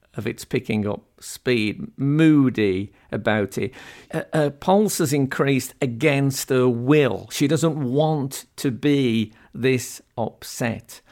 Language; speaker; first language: English; native; English